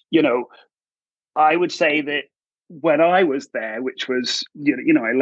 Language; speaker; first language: English; native; English